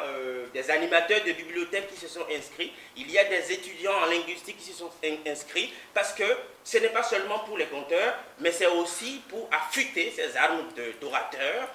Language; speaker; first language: French; non-native, local second language; Fon